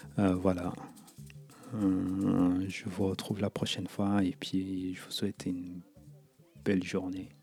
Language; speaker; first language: French; non-native, local second language; Kinyarwanda